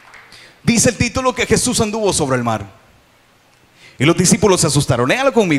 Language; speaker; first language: Spanish; native; Spanish